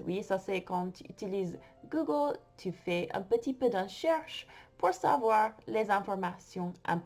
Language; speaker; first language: French; non-native, fluent; English